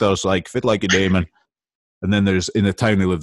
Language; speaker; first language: English; native; English